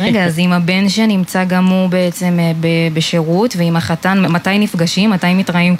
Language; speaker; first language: Hebrew; native; Hebrew